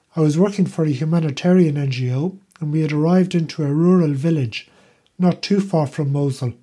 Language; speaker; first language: English; native; English